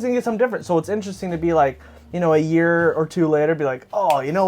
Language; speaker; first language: English; native; English